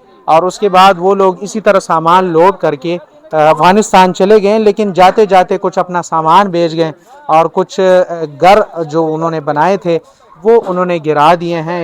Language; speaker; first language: Urdu; native; Urdu